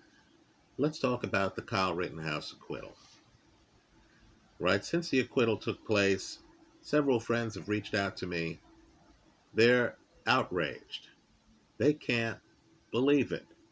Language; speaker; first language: English; native; English